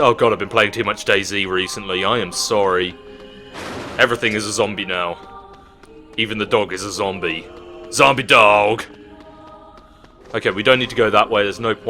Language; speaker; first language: English; native; English